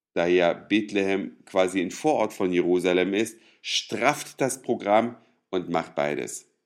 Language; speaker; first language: German; native; German